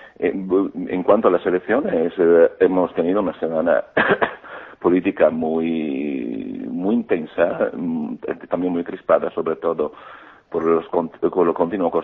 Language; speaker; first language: Spanish; non-native, fluent; Greek